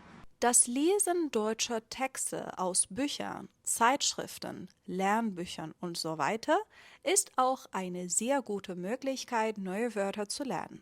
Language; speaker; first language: German; non-native, fluent; Persian